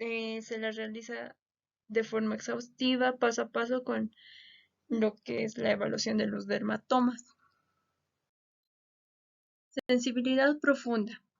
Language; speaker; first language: Spanish; native; Spanish